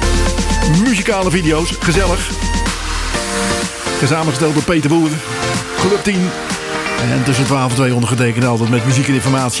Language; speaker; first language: Dutch; native; Dutch